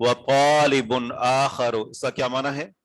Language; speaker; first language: Urdu; native; Urdu